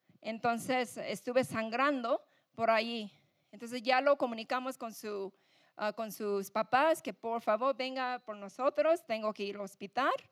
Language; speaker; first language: Spanish; non-native, fluent; English